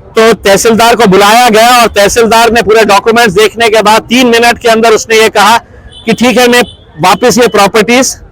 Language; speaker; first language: Hindi; non-native, local second language; Urdu